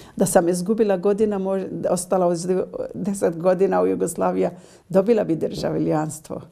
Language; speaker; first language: Bosnian; non-native, learner; Arabic